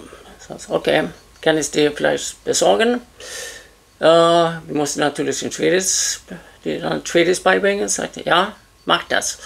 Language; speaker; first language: German; non-native, fluent; Swedish